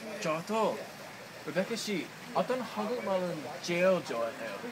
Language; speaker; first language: Korean; non-native, learner; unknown